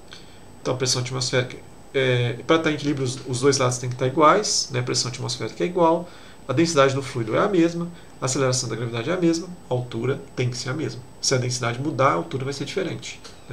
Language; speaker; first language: Portuguese; native; Portuguese